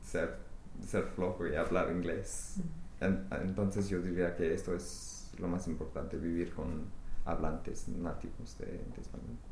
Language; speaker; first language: Spanish; non-native, fluent; English